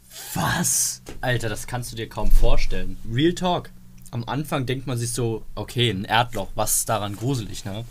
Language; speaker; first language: German; native; German